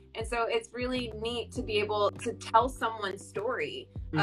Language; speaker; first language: English; native; English